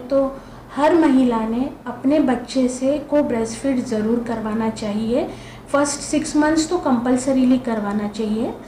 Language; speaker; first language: Hindi; non-native, local second language; Marathi